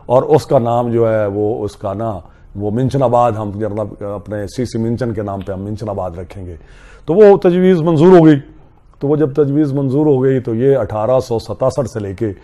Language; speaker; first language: Urdu; non-native, local second language; Punjabi